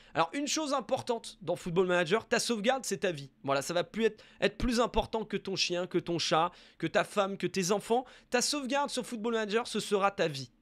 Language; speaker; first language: French; native; French